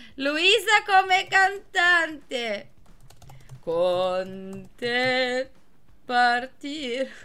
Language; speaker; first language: Italian; non-native, fluent; Portuguese